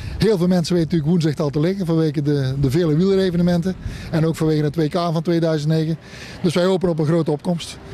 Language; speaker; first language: Dutch; native; Dutch